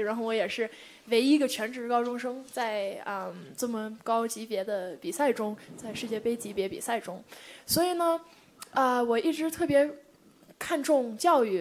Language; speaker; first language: Chinese; early bilingual, heritage; Chinese